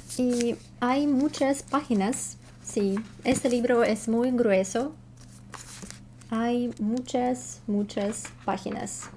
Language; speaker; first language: Spanish; non-native, learner; Russian